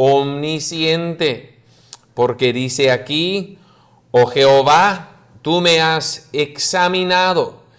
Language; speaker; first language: Spanish; non-native, fluent; English